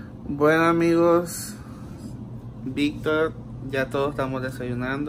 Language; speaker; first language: Spanish; native; Spanish